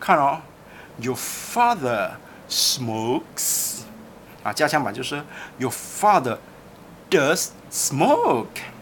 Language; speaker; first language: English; non-native, local second language; Chinese